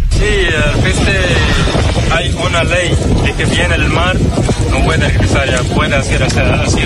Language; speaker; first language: Spanish; non-native, learner; Arabic